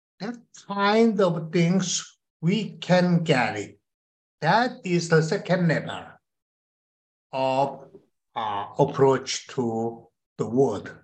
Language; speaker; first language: English; non-native, learner; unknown